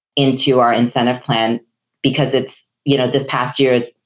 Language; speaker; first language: English; non-native, local second language; Chinese